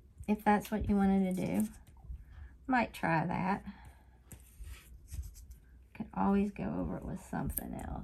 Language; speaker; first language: English; native; English